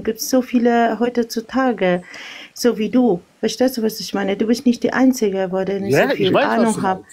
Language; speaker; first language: German; non-native, learner; Arabic